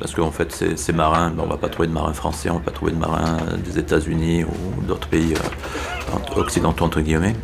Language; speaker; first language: French; native; French